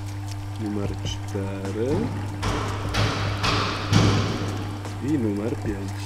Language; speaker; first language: Polish; native; Polish